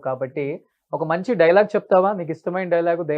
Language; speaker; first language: Telugu; native; Telugu